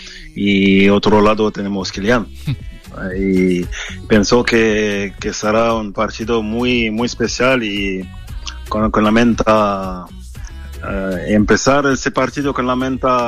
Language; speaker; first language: Spanish; non-native, fluent; French